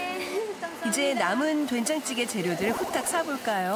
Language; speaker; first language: Korean; native; Korean